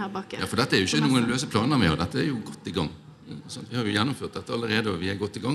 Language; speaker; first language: Norwegian; native; Norwegian